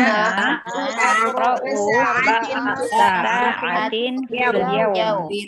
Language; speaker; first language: Arabic; non-native, learner; Indonesian